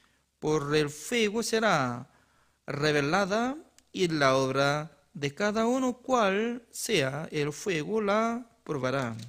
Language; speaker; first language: Spanish; non-native, learner; Korean